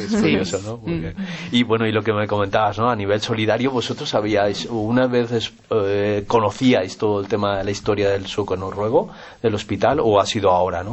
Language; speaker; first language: Spanish; native; Spanish